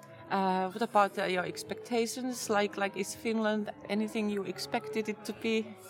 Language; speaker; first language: English; non-native, fluent; Finnish